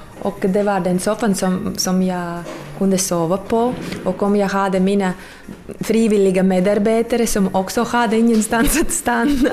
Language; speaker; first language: Swedish; non-native, fluent; Latvian